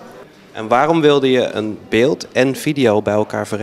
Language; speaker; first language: Dutch; native; Dutch